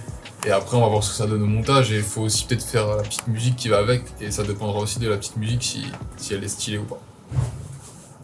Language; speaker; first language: French; native; French